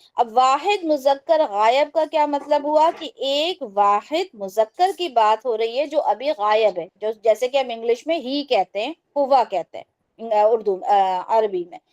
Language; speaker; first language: Urdu; native; Urdu